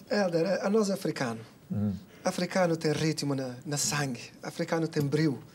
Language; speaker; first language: Portuguese; non-native, local second language; Kabuverdianu